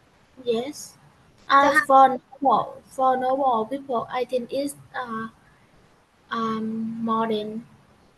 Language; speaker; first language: English; non-native, learner; Vietnamese